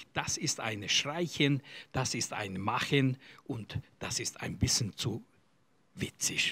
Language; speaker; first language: German; non-native, learner; Hungarian